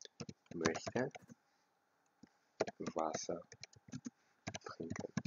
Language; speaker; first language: German; non-native, fluent; Amharic